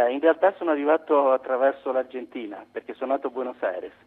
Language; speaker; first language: Italian; early bilingual, other home language; Croatian